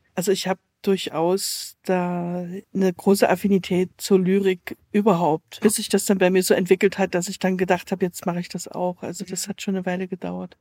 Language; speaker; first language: German; native; German